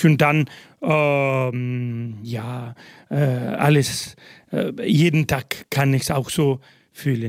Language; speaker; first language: German; non-native, fluent; Spanish